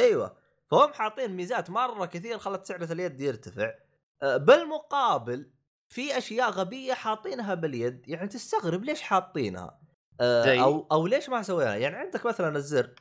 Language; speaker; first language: Arabic; native; Arabic